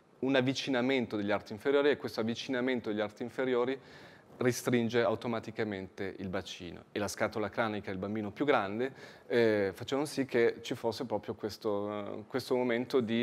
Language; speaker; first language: Italian; native; Italian